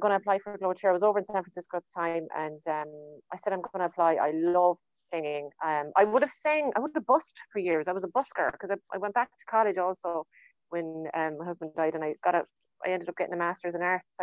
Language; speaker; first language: English; native; English